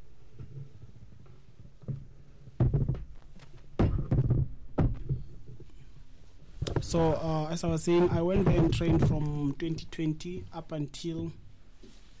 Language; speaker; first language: English; non-native, local second language; Venda